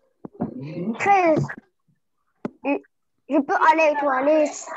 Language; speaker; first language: French; non-native, local second language; Arabic